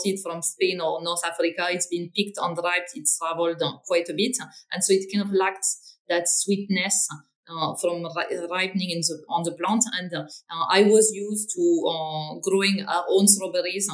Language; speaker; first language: English; non-native, fluent; French